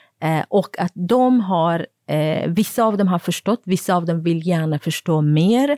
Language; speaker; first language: Swedish; non-native, fluent; Kurdish